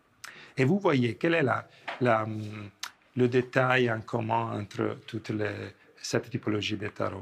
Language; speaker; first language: French; non-native, fluent; Italian